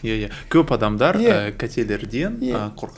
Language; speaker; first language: Kazakh; non-native, learner; Russian